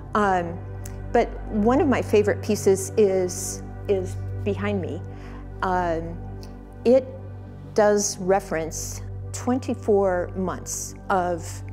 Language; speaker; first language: English; native; English